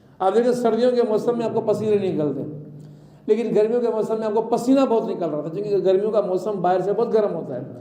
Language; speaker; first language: Urdu; non-native, local second language; Sindhi